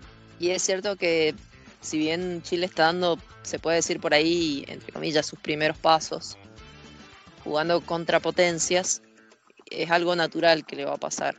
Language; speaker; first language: Spanish; native; Spanish